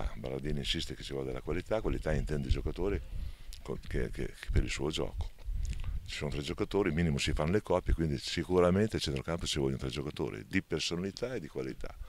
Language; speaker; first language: Italian; native; Italian